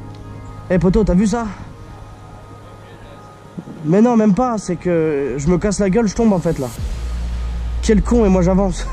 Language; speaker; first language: French; native; French